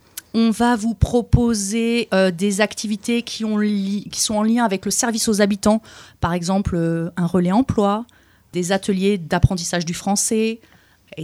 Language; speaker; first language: French; native; French